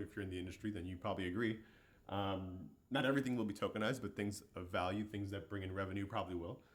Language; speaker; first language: English; native; English